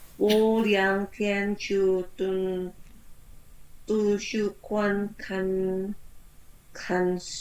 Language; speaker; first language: Chinese; non-native, learner; Indonesian